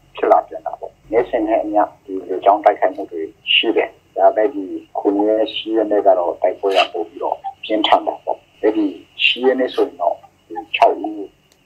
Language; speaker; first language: Burmese; non-native, local second language; Hakha Chin